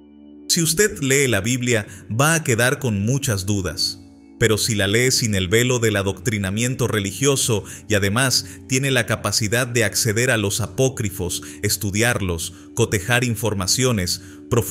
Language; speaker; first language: Spanish; native; Spanish